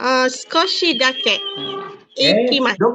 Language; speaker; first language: Japanese; non-native, learner; Malay